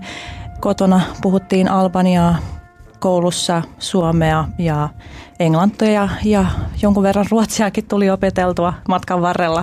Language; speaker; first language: Finnish; early bilingual, other home language; Albanian